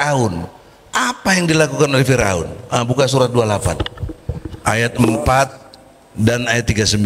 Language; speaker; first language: Indonesian; native; Indonesian